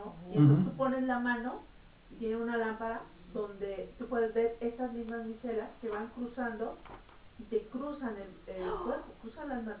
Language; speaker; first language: Spanish; native; Spanish